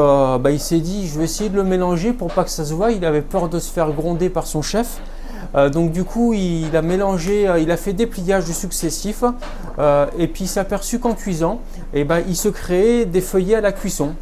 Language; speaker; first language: French; native; French